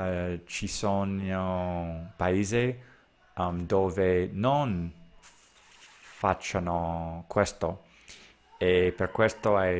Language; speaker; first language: Italian; non-native, learner; English